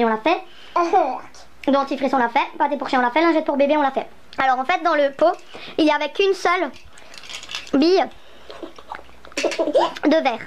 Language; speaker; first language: French; native; French